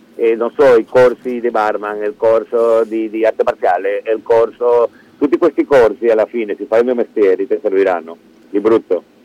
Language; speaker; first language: Italian; non-native, fluent; Spanish